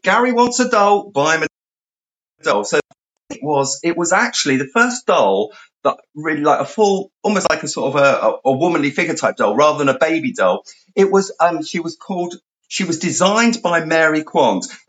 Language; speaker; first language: English; native; English